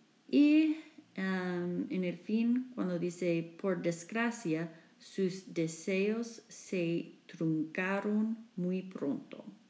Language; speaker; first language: Spanish; non-native, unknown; English